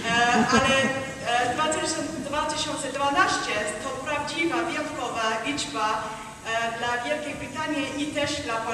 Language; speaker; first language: Polish; non-native, learner; English